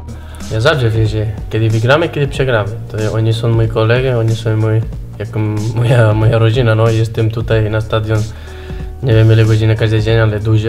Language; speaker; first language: Polish; non-native, learner; Spanish